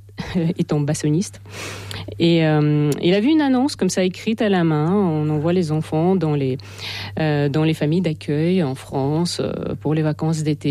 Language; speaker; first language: French; non-native, fluent; Russian